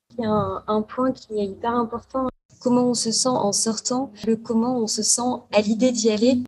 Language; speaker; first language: French; native; French